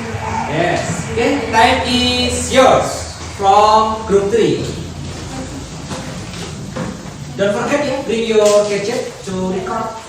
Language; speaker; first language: English; non-native, learner; Indonesian